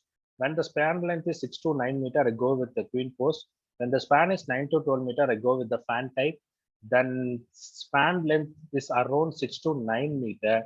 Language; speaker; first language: English; non-native, local second language; Tamil